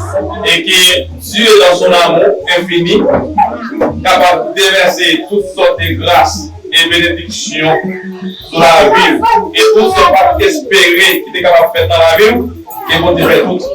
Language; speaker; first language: French; non-native, learner; Haitian Creole